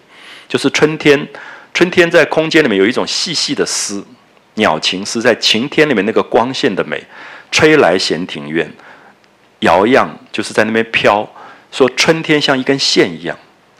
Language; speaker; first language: Chinese; native; Chinese